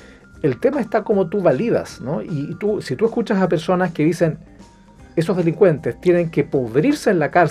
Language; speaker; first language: Spanish; native; Spanish